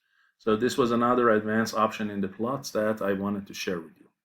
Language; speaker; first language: English; non-native, fluent; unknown